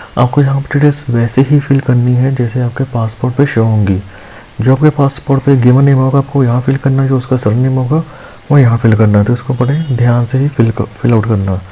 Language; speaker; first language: Hindi; non-native, local second language; Punjabi